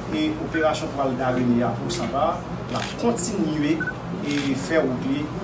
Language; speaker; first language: French; non-native, local second language; Haitian Creole